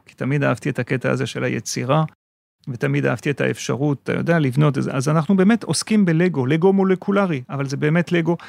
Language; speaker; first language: Hebrew; non-native, fluent; French